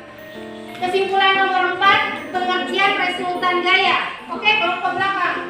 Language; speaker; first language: Indonesian; native; Indonesian